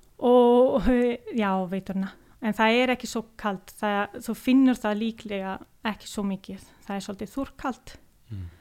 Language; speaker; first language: Icelandic; non-native, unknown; Italian